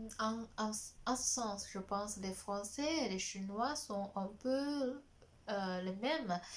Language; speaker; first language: French; non-native, fluent; Chinese